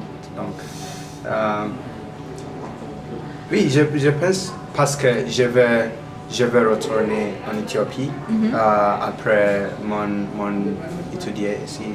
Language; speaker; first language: French; non-native, learner; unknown